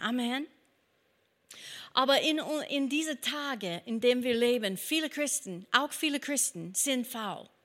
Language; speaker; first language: German; non-native, fluent; English